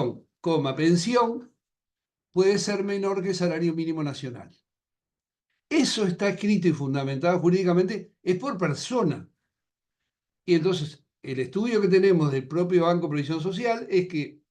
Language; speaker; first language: Spanish; native; Spanish